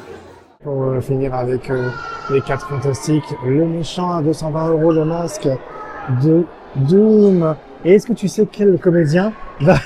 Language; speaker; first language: French; native; French